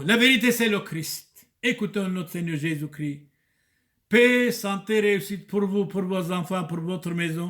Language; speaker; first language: French; non-native, fluent; Turoyo